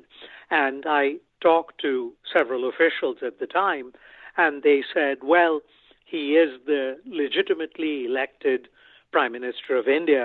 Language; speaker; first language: English; non-native, local second language; Bangla